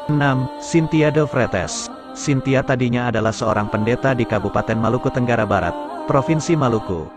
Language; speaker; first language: Indonesian; native; Indonesian